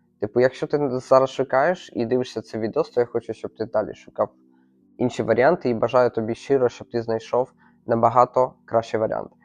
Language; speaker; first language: Ukrainian; native; Ukrainian